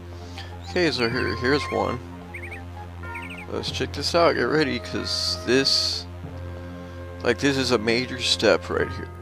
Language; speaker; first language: English; native; English